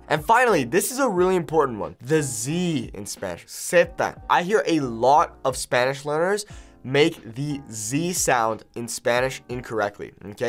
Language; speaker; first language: English; native; English